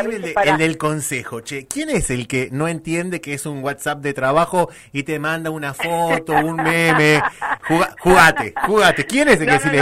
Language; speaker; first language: Spanish; native; Spanish